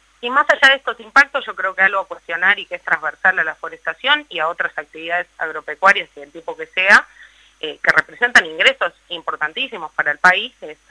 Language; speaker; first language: Spanish; native; Spanish